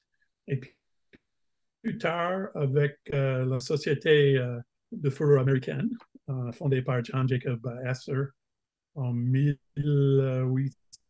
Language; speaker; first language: French; non-native, fluent; English